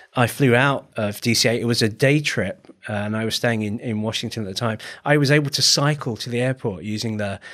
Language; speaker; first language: English; native; English